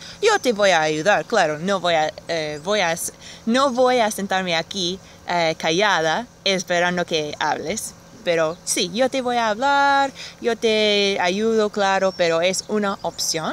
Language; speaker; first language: Spanish; non-native, fluent; English